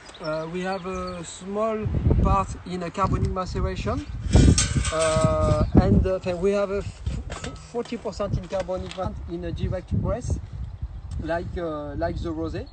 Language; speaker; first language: English; non-native, learner; French